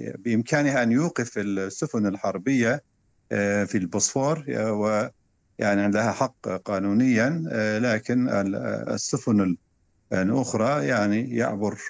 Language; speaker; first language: Arabic; non-native, fluent; Turkish